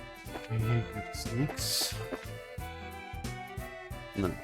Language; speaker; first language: German; native; German